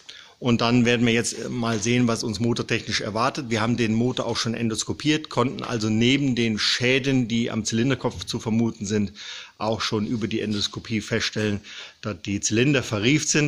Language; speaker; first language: German; native; German